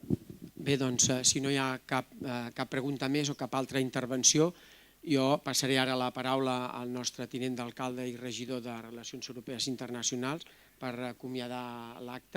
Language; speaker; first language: Catalan; native; Catalan